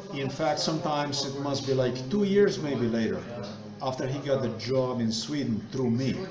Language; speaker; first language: English; non-native, fluent; Slovenian